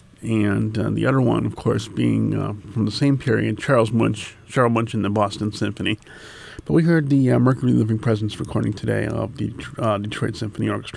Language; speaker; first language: English; native; English